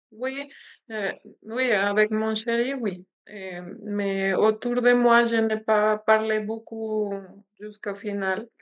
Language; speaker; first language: French; non-native, fluent; Spanish